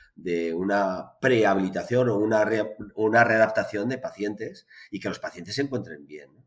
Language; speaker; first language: Spanish; native; Spanish